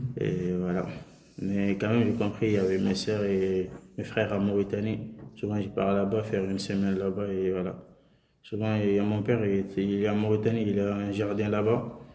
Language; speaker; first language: French; non-native, local second language; Soninke